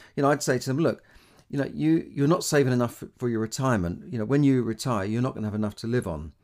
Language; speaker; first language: English; native; English